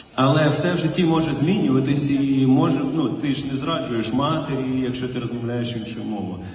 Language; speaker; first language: Ukrainian; non-native, local second language; Russian